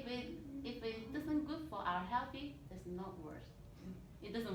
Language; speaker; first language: English; non-native, learner; Chinese